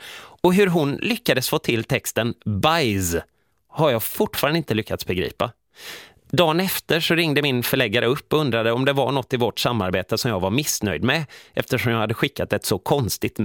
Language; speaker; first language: Swedish; native; Swedish